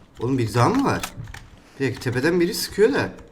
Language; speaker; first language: Turkish; native; Turkish